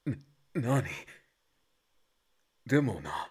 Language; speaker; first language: Japanese; non-native, learner; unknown